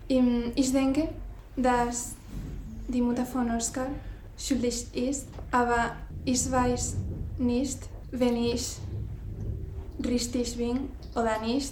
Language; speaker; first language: German; non-native, learner; Spanish